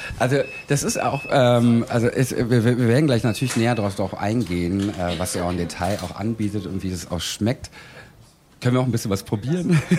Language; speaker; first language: German; native; German